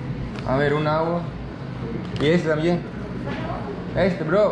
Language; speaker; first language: Spanish; non-native, learner; Greek